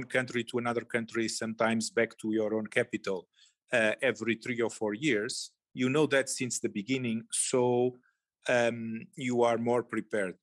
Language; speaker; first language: English; non-native, fluent; Portuguese